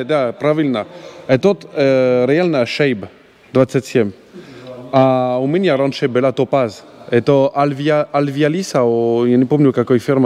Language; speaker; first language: Russian; non-native, learner; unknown